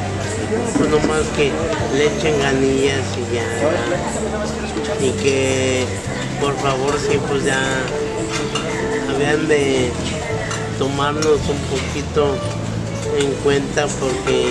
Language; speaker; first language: Spanish; native; Spanish